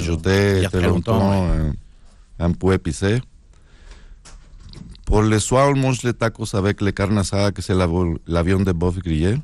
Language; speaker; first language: French; non-native, learner; Spanish